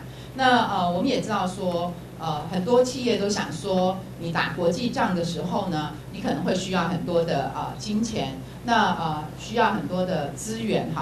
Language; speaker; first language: Chinese; native; Chinese